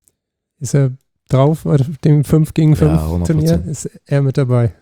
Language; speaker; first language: German; native; German